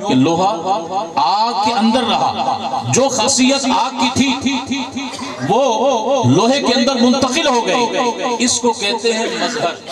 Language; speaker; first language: Urdu; non-native, local second language; Punjabi